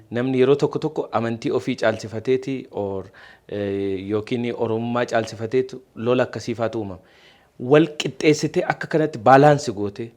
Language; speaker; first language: Oromo; native; Oromo